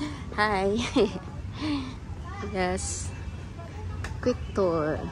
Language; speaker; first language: English; non-native, local second language; Filipino